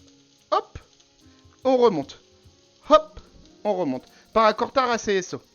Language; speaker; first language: Spanish; non-native, learner; French